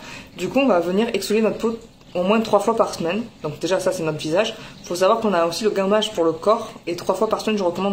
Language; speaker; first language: French; native; French